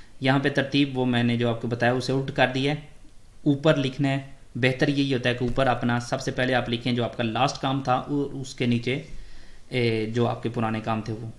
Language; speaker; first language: Urdu; native; Urdu